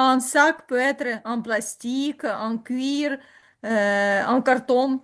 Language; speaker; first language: French; non-native, learner; Ukrainian